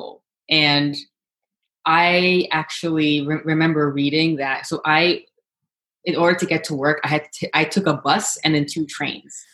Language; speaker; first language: English; native; English